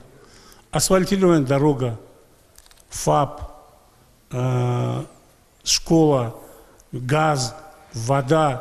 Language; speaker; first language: Russian; native; Russian